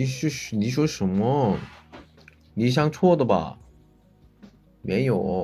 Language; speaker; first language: Chinese; non-native, learner; Korean